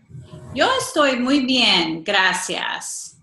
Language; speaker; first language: Spanish; non-native, fluent; English